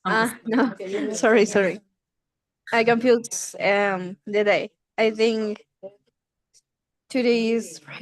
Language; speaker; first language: English; non-native, learner; Spanish